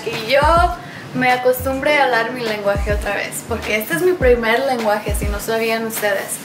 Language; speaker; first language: Spanish; early bilingual, heritage; English